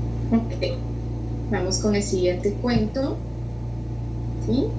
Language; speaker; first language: Spanish; native; Spanish